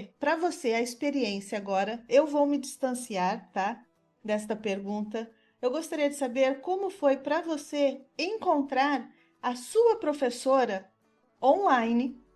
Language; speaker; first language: Portuguese; native; Portuguese